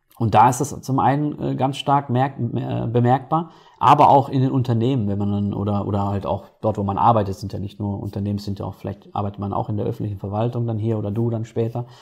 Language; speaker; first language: German; native; German